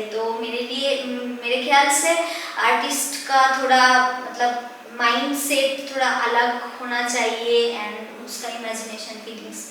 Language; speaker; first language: Hindi; non-native, local second language; Bangla